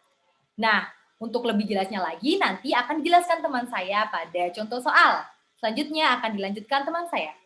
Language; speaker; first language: Indonesian; native; Indonesian